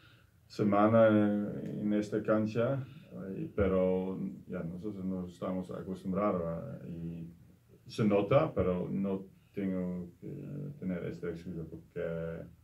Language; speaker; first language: Spanish; non-native, learner; Dutch